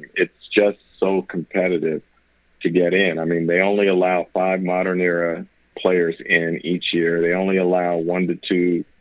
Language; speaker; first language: English; native; English